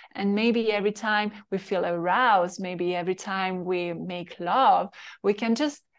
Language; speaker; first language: English; non-native, fluent; French